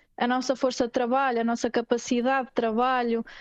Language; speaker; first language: Portuguese; native; Portuguese